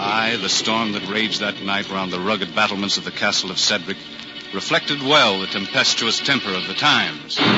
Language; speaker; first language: English; native; English